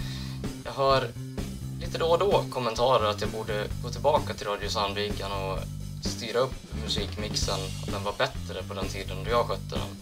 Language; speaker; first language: Swedish; native; Swedish